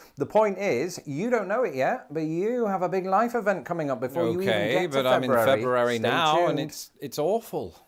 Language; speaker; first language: English; native; English